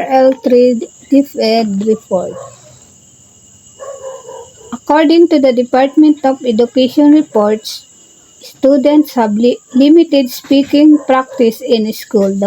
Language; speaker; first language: English; non-native, local second language; Filipino